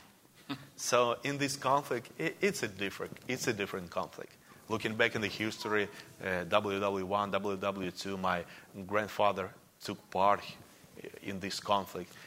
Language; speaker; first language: English; non-native, fluent; Russian